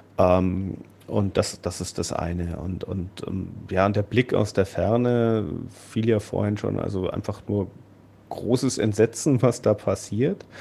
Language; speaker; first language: German; native; German